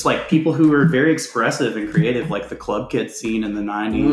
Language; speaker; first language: English; native; English